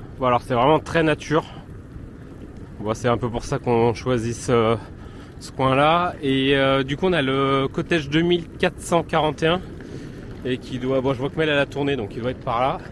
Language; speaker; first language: French; native; French